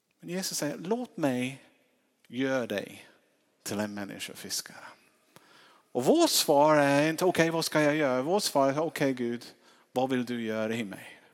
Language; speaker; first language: Swedish; non-native, fluent; English